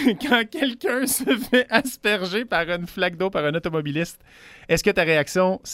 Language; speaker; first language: French; native; French